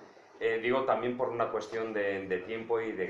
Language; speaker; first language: Spanish; native; Spanish